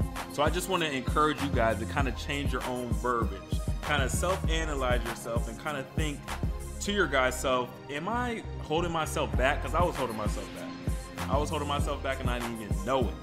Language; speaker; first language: English; native; English